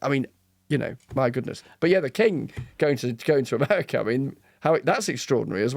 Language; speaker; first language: English; native; English